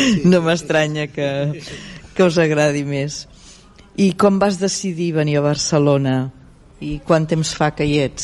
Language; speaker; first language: Catalan; native; Catalan